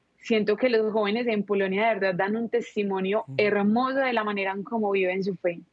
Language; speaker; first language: Spanish; native; Spanish